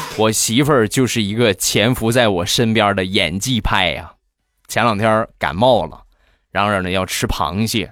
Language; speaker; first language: Chinese; native; Chinese